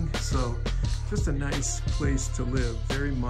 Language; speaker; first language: English; native; English